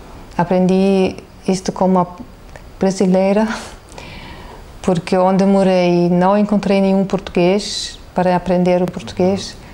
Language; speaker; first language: Portuguese; non-native, fluent; German